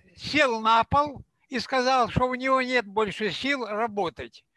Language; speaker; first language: Russian; non-native, local second language; Ukrainian